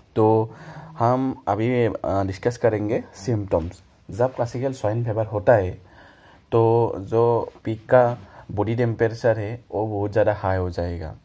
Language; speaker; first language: Hindi; non-native, local second language; Assamese